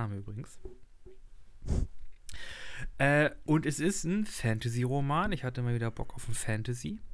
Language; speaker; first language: German; native; German